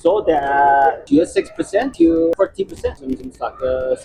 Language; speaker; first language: Norwegian; non-native, learner; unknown